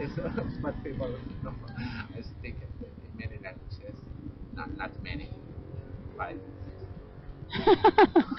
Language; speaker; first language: English; non-native, learner; Spanish